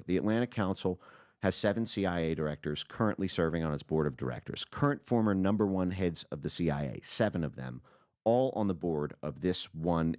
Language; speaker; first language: English; native; English